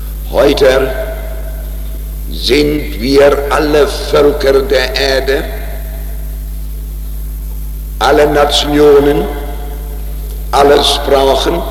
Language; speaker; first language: German; non-native, fluent; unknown